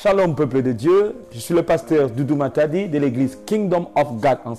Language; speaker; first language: French; non-native, local second language; Lingala